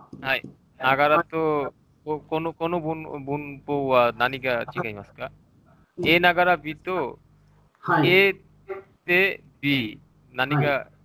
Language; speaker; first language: Japanese; non-native, learner; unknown